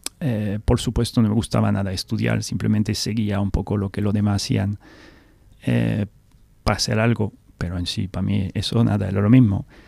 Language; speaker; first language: Spanish; non-native, fluent; French